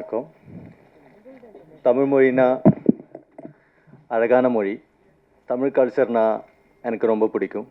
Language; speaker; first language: Tamil; non-native, fluent; Malayalam